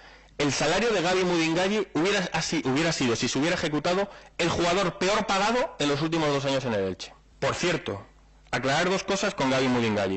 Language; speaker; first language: Spanish; native; Spanish